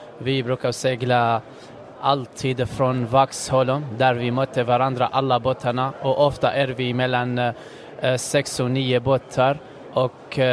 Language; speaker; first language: Swedish; non-native, fluent; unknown